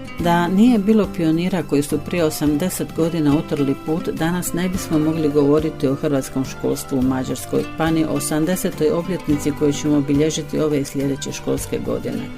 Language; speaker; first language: Bosnian; early bilingual, heritage; Croatian